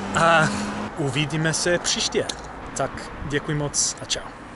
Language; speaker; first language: Czech; non-native, learner; English